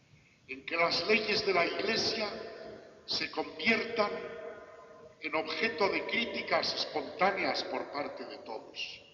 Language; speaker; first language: Spanish; native; Spanish